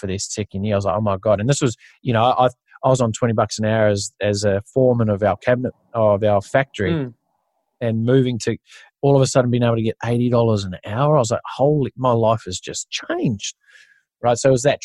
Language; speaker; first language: English; native; English